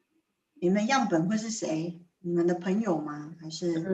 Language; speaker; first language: Chinese; native; Chinese